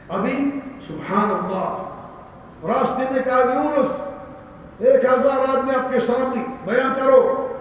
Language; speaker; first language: Urdu; non-native, learner; Arabic